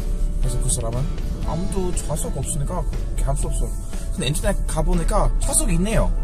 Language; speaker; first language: Korean; non-native, learner; English